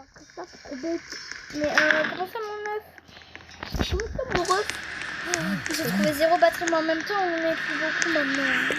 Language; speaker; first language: French; native; French